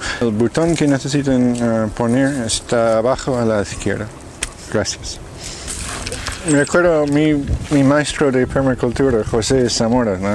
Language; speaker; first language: Spanish; non-native, fluent; English